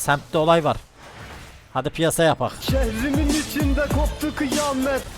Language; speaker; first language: Turkish; native; Turkish